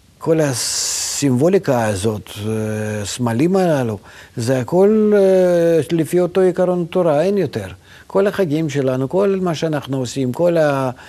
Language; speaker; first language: Hebrew; non-native, fluent; Russian